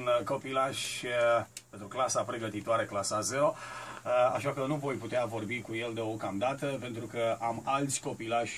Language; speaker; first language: Romanian; native; Romanian